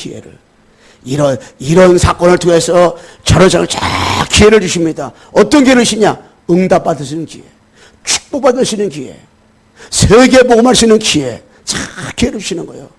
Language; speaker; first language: Korean; native; Korean